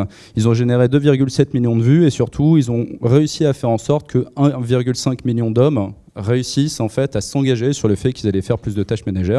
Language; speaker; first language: French; native; French